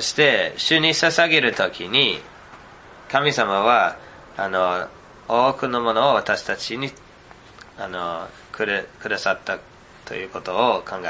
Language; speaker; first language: Japanese; non-native, fluent; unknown